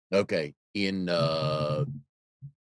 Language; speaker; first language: English; native; English